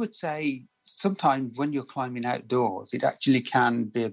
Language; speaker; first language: English; native; English